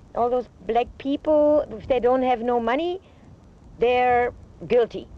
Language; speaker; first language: English; non-native, fluent; German